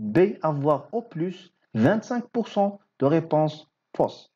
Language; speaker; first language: French; non-native, local second language; Arabic